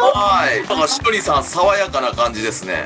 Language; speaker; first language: Japanese; native; Japanese